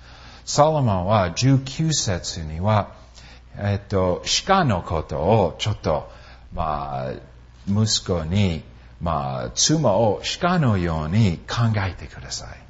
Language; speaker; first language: Japanese; non-native, fluent; English